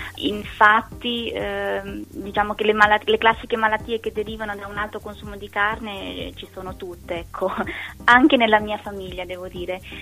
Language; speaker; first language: Italian; non-native, fluent; Romanian